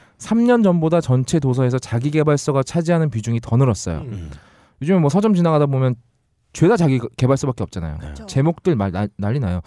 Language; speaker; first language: Korean; native; Korean